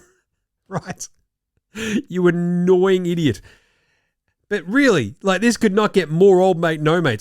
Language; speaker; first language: English; native; English